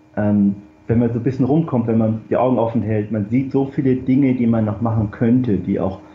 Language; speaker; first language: German; early bilingual, other home language; Korean